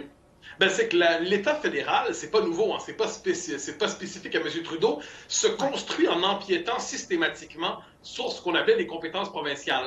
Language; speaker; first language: French; native; French